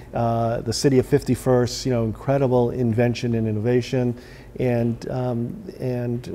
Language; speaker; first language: English; native; English